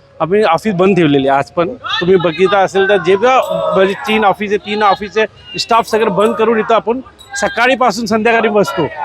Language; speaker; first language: Marathi; non-native, local second language; Hindi